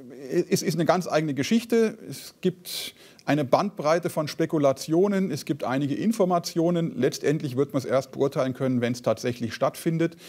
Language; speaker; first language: German; native; German